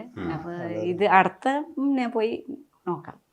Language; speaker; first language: Malayalam; non-native, learner; Nepali